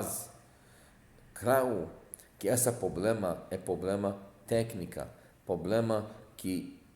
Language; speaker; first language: Portuguese; non-native, fluent; Hebrew